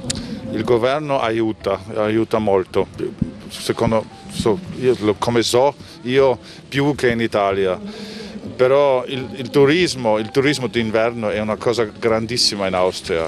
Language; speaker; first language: Italian; non-native, fluent; German